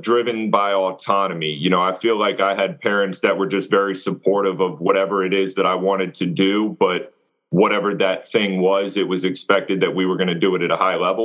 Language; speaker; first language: English; native; English